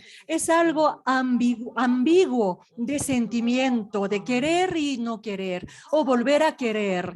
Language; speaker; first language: Spanish; non-native, fluent; Japanese